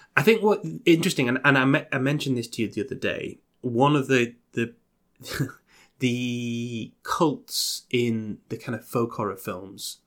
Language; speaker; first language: English; native; English